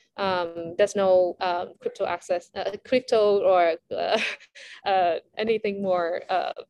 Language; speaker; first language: English; non-native, fluent; Vietnamese